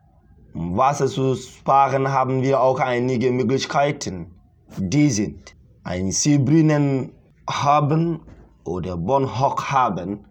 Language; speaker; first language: German; non-native, fluent; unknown